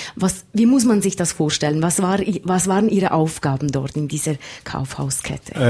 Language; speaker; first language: German; native; German